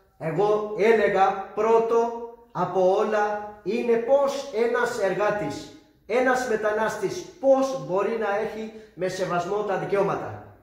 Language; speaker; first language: Greek; non-native, fluent; Urdu